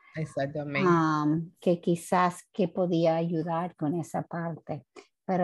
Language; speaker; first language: Spanish; non-native, fluent; English